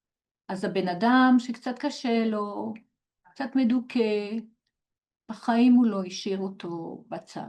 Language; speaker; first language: Hebrew; non-native, fluent; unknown